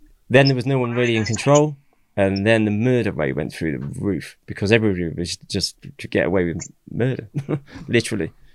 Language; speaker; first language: English; native; English